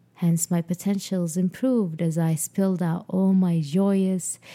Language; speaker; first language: English; non-native, fluent; Arabic